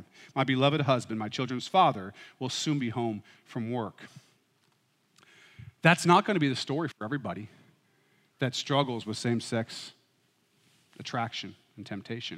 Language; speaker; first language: English; native; English